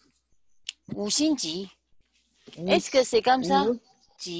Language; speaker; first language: French; non-native, learner; Chinese